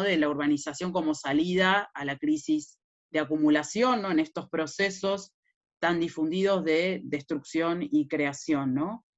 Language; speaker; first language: Spanish; native; Spanish